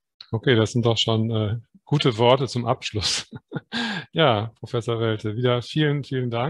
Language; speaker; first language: German; native; German